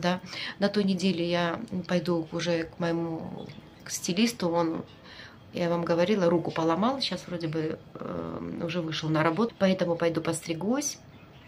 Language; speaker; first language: Russian; native; Russian